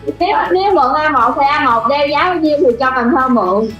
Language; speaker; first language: Vietnamese; native; Vietnamese